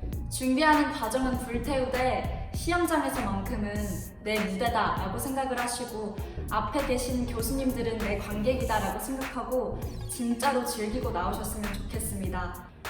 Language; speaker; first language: Korean; native; Korean